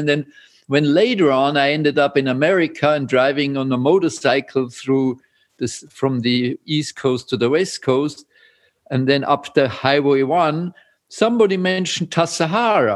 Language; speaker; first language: English; non-native, fluent; German